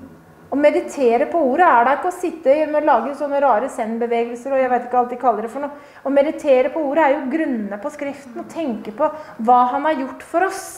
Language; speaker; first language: Norwegian; native; Norwegian